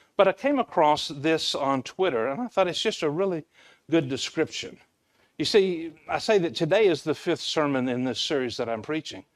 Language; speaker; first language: English; native; English